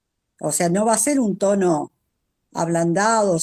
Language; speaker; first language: Spanish; native; Spanish